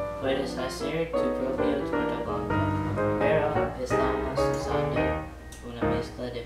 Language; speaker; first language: Spanish; non-native, learner; English